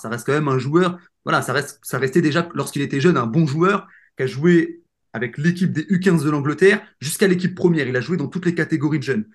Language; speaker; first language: French; native; French